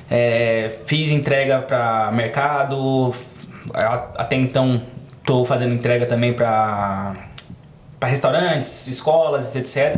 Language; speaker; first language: Portuguese; native; Portuguese